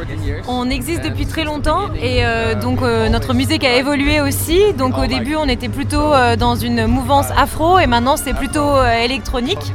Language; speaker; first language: French; non-native, fluent; Dutch